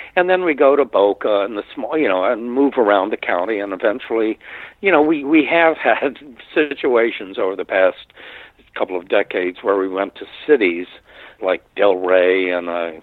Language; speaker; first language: English; native; English